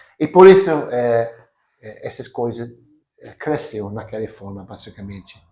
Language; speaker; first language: Portuguese; non-native, fluent; English